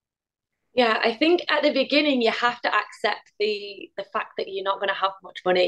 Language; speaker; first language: English; native; English